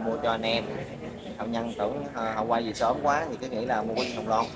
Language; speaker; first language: Vietnamese; native; Vietnamese